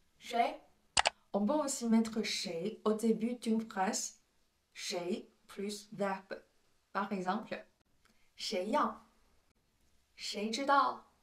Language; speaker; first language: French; non-native, fluent; Chinese